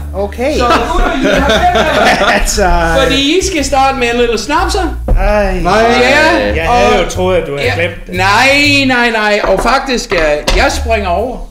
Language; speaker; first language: Danish; non-native, fluent; English